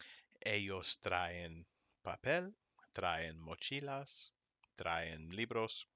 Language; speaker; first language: Spanish; non-native, fluent; English